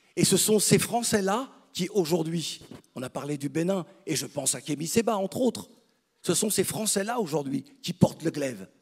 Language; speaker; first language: French; native; French